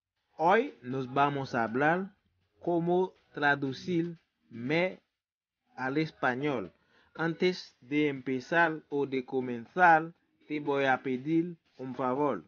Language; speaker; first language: Spanish; non-native, fluent; Haitian Creole